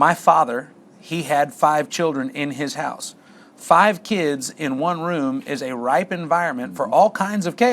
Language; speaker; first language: English; native; English